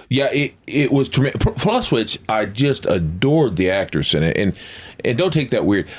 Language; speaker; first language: English; native; English